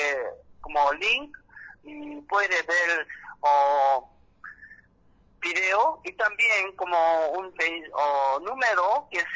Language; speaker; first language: Spanish; non-native, learner; Korean